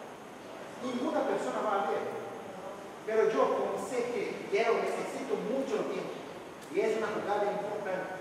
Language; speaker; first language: Spanish; non-native, fluent; Portuguese